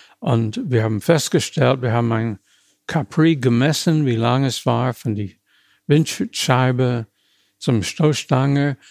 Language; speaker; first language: German; non-native, fluent; English